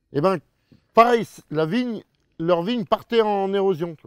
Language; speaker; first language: French; native; French